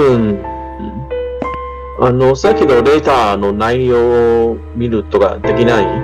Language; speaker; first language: Japanese; non-native, learner; Chinese